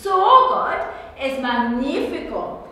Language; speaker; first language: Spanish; non-native, learner; English